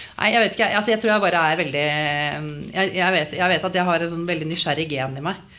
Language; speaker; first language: Norwegian; native; Norwegian